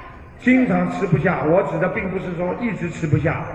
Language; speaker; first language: Chinese; native; Chinese